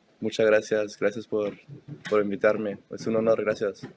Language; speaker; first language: Spanish; early bilingual, heritage; Spanish